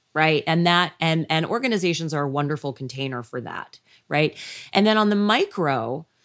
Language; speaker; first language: English; native; English